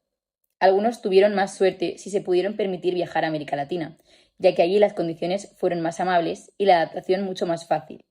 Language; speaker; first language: Spanish; native; Spanish